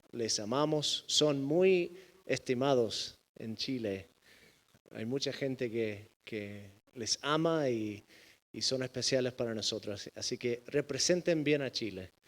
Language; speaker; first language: Spanish; non-native, fluent; English